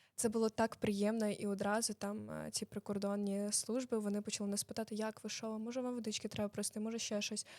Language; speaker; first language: Ukrainian; non-native, local second language; Russian